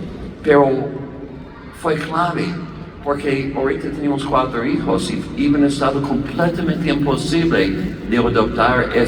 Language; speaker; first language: Spanish; non-native, learner; English